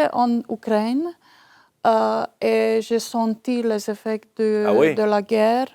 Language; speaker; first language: French; non-native, fluent; Romanian